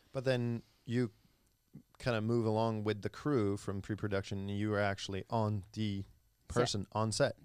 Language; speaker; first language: English; non-native, fluent; Czech